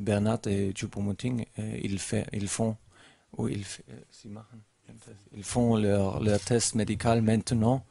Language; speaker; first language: French; non-native, learner; German